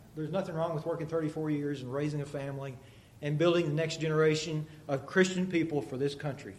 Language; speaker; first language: English; native; English